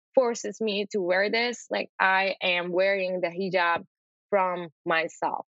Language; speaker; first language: English; non-native, fluent; Indonesian